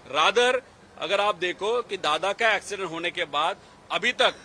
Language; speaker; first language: Hindi; non-native, local second language; Marathi